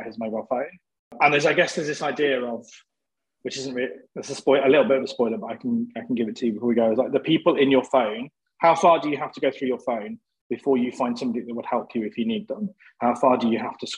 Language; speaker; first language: English; native; English